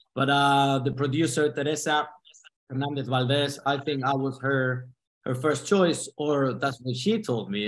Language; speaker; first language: English; non-native, fluent; Spanish